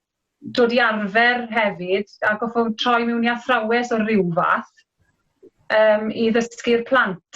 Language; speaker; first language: Welsh; native; Welsh